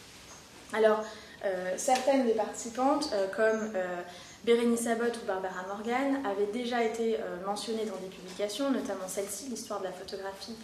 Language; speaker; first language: French; native; French